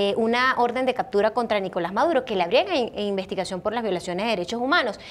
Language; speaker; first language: Spanish; native; Spanish